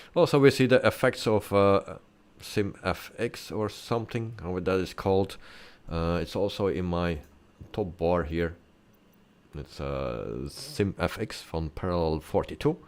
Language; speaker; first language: English; non-native, fluent; Dutch